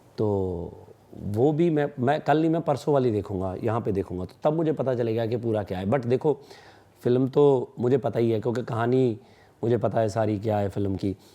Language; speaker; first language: Hindi; non-native, local second language; Punjabi